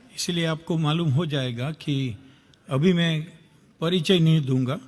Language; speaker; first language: Hindi; non-native, local second language; Gujarati